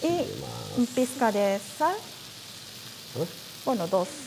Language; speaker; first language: Spanish; non-native, fluent; Japanese